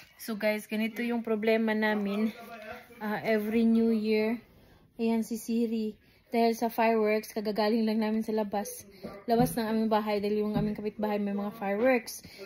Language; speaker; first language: Filipino; non-native, local second language; Cebuano